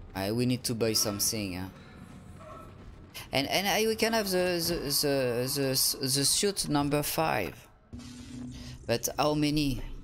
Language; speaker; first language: English; non-native, learner; French